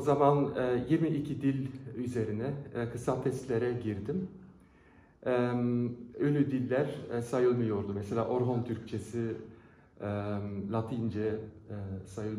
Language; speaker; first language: Turkish; non-native, fluent; Dutch